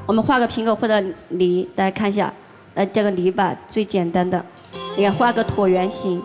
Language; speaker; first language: Chinese; native; Chinese